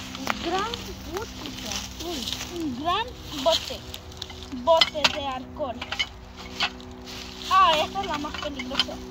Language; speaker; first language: Spanish; early bilingual, heritage; Spanish